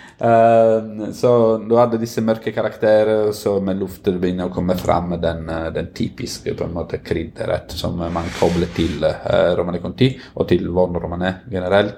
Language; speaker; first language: Norwegian; non-native, fluent; Italian